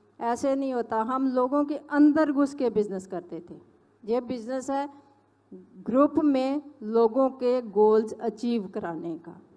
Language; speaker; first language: Hindi; non-native, local second language; Punjabi